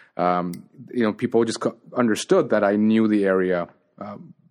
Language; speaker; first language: English; native; English